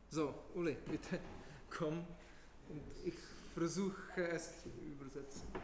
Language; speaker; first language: German; non-native, learner; Czech